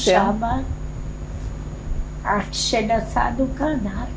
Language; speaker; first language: Hebrew; non-native, fluent; Polish